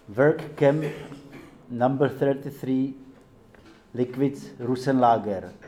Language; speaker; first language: English; non-native, fluent; Czech